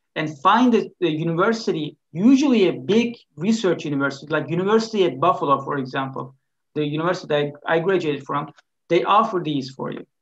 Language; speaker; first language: English; non-native, fluent; Turkish